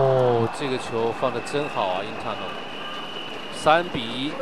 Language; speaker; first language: Chinese; native; Chinese